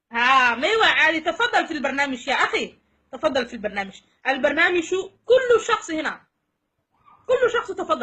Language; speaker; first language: Arabic; non-native, learner; Somali